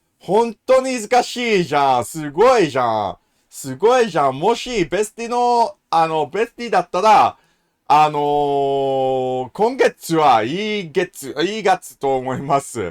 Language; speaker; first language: Japanese; non-native, learner; English